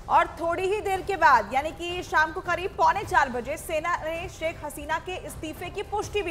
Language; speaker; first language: Hindi; native; Hindi